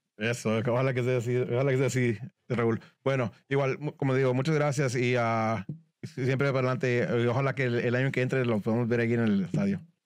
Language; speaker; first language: Spanish; early bilingual, heritage; Spanish